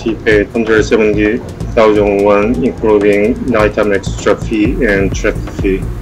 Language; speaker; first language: English; non-native, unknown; Korean